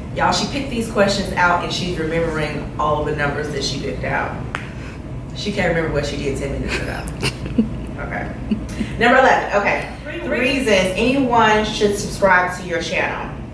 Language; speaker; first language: English; native; English